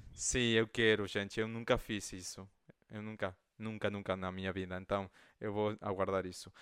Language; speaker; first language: Portuguese; non-native, fluent; Spanish